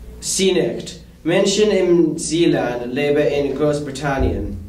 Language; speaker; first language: German; non-native, learner; English